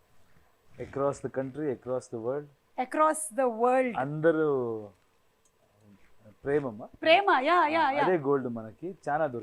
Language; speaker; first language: Telugu; non-native, fluent; Kannada